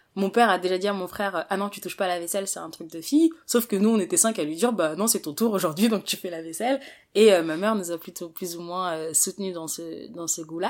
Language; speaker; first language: French; early bilingual, other home language; Wolof